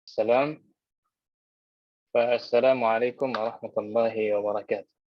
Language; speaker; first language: Arabic; non-native, fluent; Indonesian